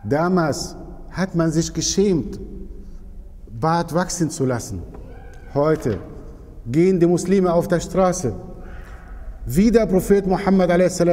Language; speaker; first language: German; non-native, fluent; Arabic